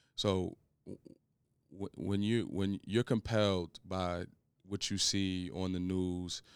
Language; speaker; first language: English; native; English